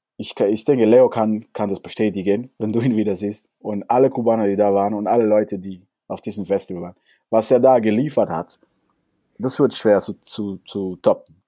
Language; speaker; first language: German; non-native, fluent; Spanish